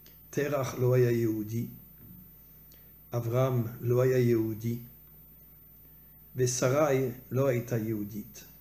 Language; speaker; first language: Hebrew; non-native, fluent; French